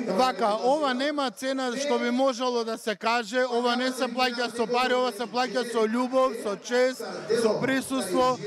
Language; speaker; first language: Macedonian; non-native, local second language; Romany